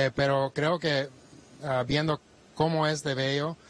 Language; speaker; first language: Spanish; early bilingual, heritage; Spanish